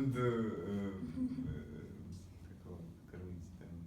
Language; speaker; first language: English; non-native, learner; Russian